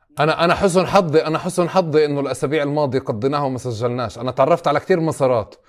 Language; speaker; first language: Arabic; native; Arabic